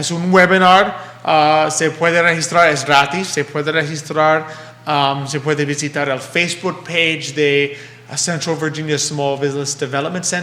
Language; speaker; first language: Spanish; early bilingual, heritage; English